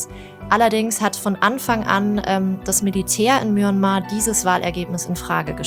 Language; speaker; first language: German; native; German